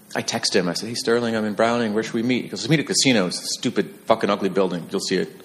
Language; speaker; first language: English; native; English